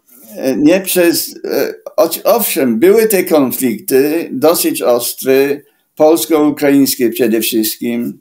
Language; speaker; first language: Polish; non-native, fluent; English